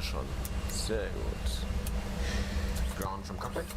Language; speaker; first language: German; native; German